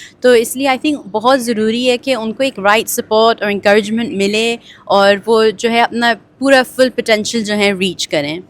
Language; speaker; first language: Urdu; early bilingual, heritage; Urdu